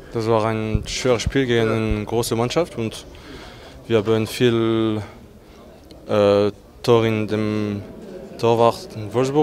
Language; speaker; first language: German; non-native, learner; French